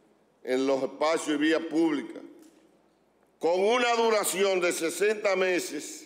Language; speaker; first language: Spanish; native; Spanish